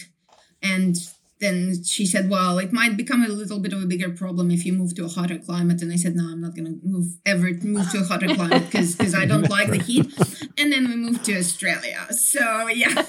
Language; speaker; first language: English; non-native, fluent; Ukrainian